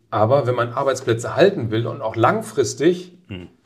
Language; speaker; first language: German; native; German